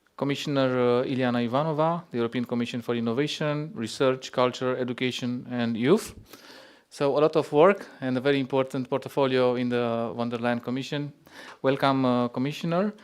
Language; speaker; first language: English; non-native, fluent; Romanian